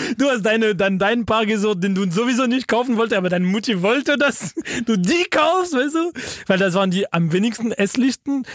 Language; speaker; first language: German; non-native, fluent; French